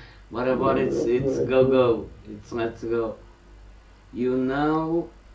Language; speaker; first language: English; non-native, fluent; Portuguese